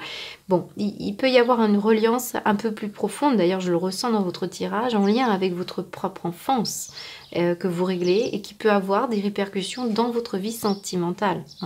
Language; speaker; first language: French; native; French